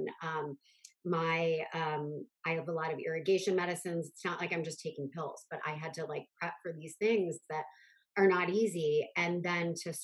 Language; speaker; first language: English; native; English